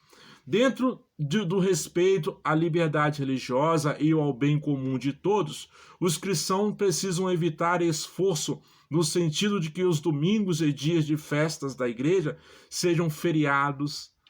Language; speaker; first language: Portuguese; native; Portuguese